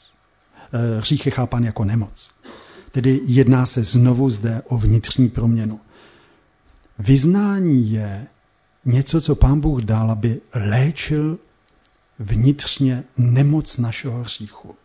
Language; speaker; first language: Czech; native; Czech